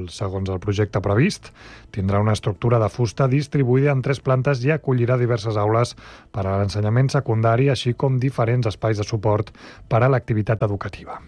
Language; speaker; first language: Catalan; native; Catalan